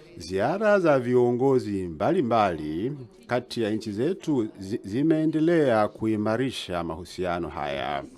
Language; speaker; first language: Swahili; native; Swahili